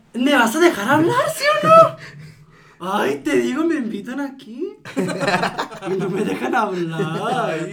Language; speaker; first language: Spanish; early bilingual, heritage; Spanish